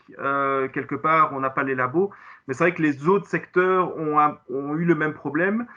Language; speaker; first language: French; native; French